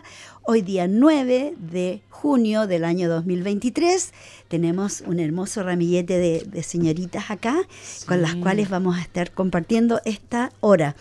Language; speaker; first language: Spanish; native; Spanish